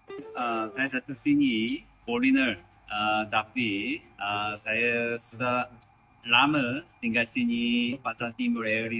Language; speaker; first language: Indonesian; non-native, learner; Korean